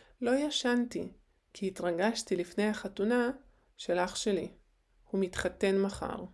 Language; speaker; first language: Hebrew; non-native, fluent; Ukrainian